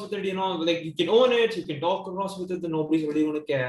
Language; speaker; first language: English; non-native, local second language; Hindi